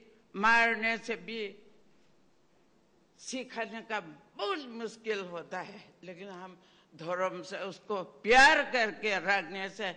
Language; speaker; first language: Hindi; non-native, local second language; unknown